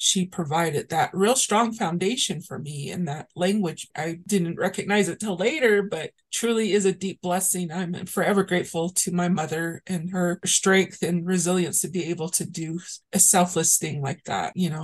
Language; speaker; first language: English; early bilingual, other home language; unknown